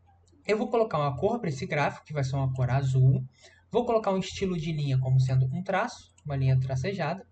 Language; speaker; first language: Portuguese; native; Portuguese